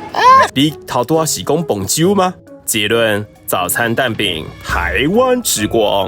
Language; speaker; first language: Chinese; native; Chinese